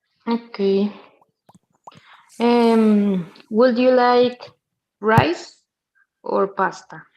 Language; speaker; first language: English; non-native, learner; Spanish